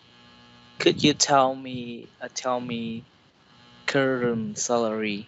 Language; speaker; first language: English; non-native, learner; Vietnamese